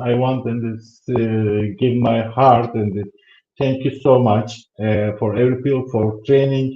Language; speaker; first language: English; non-native, learner; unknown